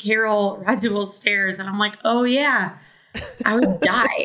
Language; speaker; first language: English; native; English